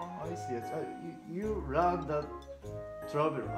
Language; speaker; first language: English; non-native, learner; Japanese